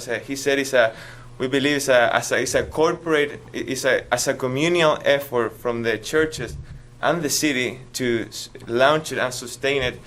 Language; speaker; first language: English; non-native, fluent; Spanish